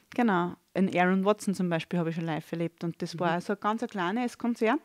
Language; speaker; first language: German; native; German